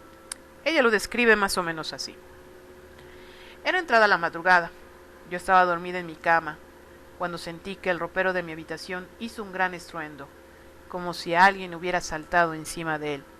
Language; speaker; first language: Spanish; native; Spanish